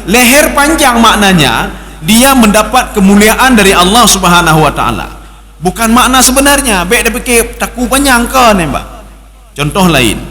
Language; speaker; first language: Malay; non-native, local second language; Achinese